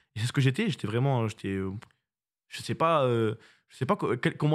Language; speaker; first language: French; native; French